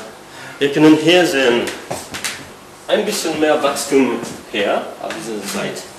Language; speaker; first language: German; non-native, learner; French